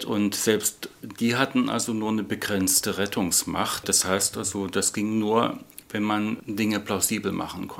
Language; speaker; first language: German; native; German